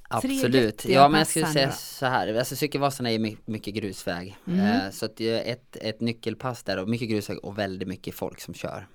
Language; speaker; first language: Swedish; native; Swedish